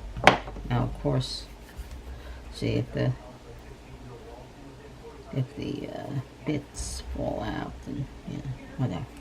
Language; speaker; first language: English; native; English